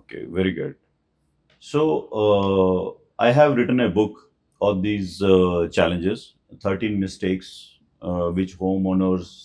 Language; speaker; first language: English; non-native, local second language; Hindi